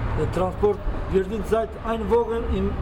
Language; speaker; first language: German; non-native, learner; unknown